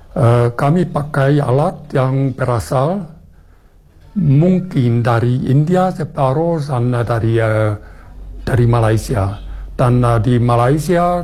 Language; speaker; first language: Indonesian; non-native, fluent; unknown